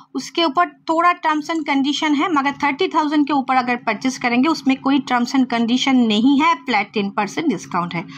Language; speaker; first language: Hindi; non-native, local second language; Bangla